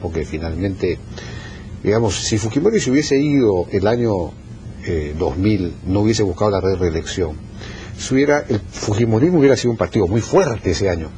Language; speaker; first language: Spanish; native; Spanish